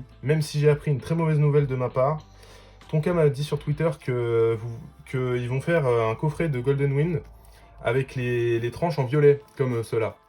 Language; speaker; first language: French; native; French